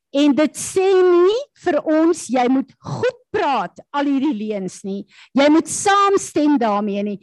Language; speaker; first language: Afrikaans; native; Afrikaans